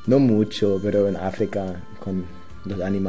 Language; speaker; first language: Spanish; non-native, learner; German